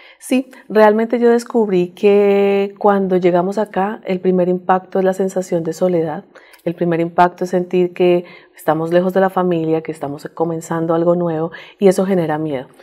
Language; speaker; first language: Spanish; native; Spanish